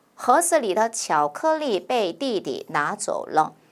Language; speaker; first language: Chinese; non-native, fluent; Korean